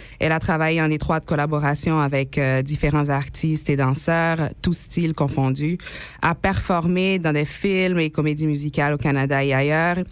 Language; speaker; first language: French; non-native, local second language; Haitian Creole